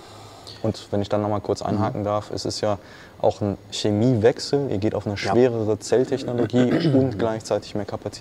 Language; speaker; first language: German; native; German